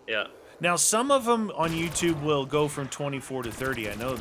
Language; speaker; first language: English; native; English